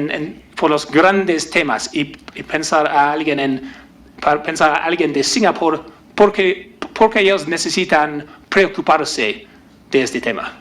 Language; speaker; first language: Spanish; non-native, learner; English